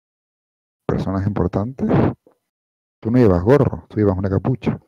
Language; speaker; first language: Spanish; native; Spanish